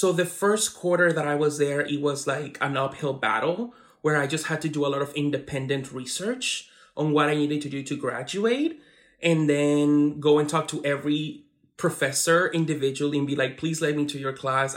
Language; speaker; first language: English; non-native, fluent; Spanish